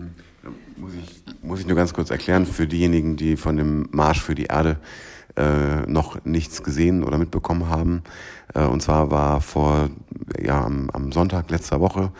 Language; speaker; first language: German; native; German